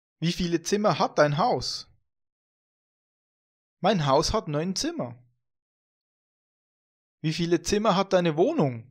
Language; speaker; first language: German; non-native, fluent; Vietnamese